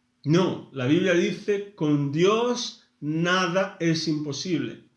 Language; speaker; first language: Spanish; non-native, fluent; Portuguese